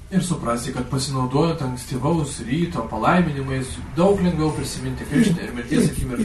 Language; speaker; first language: Lithuanian; native; Lithuanian